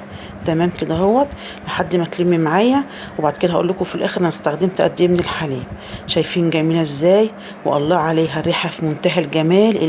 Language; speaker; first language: Arabic; native; Arabic